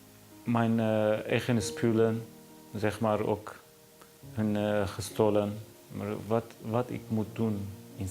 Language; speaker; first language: Dutch; non-native, learner; Arabic